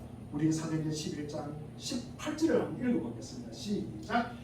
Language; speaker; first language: Korean; native; Korean